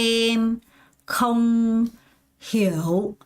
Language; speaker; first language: Vietnamese; non-native, fluent; Korean